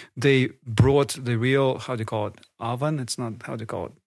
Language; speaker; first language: English; non-native, fluent; Kazakh